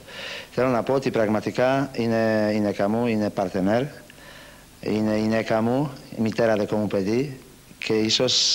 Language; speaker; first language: Greek; non-native, learner; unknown